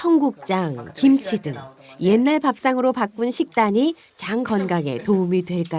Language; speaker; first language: Korean; native; Korean